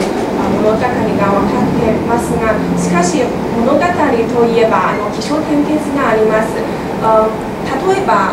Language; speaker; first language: Japanese; non-native, fluent; Chinese